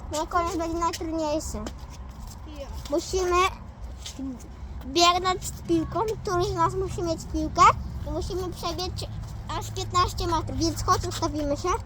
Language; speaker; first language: Polish; native; Polish